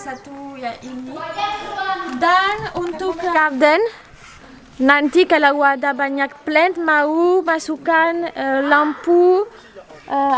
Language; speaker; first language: Indonesian; non-native, learner; French